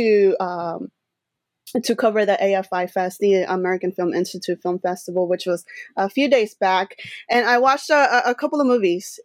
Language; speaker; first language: English; native; English